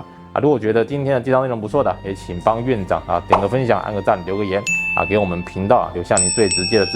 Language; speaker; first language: Chinese; native; Chinese